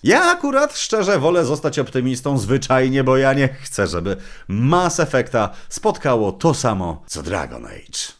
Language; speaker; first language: Polish; native; Polish